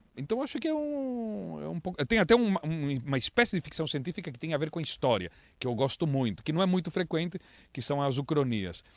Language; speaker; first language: Portuguese; native; Portuguese